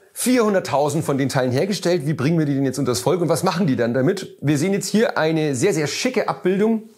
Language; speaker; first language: German; native; German